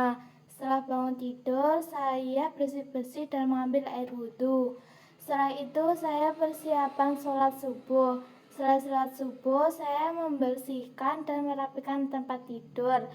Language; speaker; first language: Indonesian; non-native, local second language; Javanese